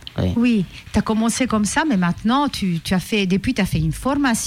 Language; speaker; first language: French; native; French